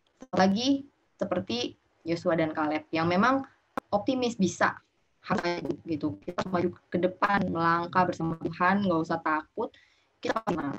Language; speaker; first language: Indonesian; native; Indonesian